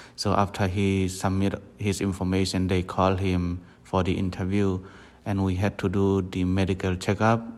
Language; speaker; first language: English; non-native, fluent; Burmese